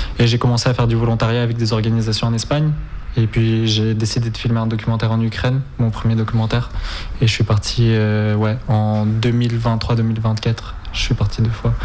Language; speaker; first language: French; non-native, fluent; Spanish